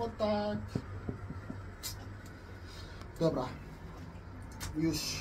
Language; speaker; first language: Polish; non-native, learner; English